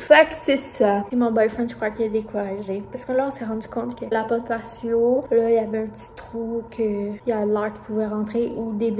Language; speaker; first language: French; native; French